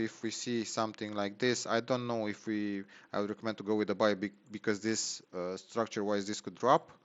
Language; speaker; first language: English; non-native, fluent; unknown